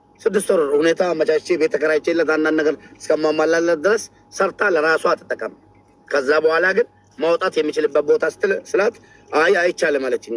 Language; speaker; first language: Amharic; non-native, local second language; Oromo